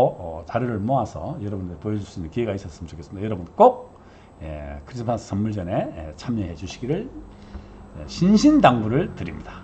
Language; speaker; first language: Korean; native; Korean